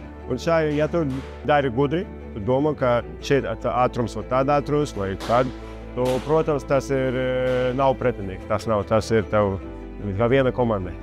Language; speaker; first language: Latvian; non-native, local second language; Russian